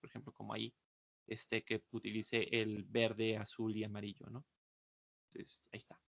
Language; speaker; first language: Spanish; native; Spanish